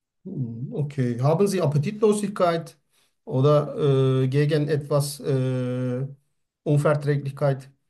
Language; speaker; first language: German; non-native, learner; Turkish